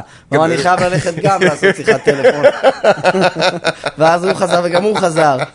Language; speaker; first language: Hebrew; native; Hebrew